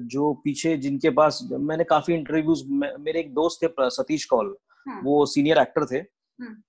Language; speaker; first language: Hindi; non-native, local second language; Marathi